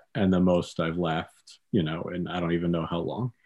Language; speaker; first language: English; native; English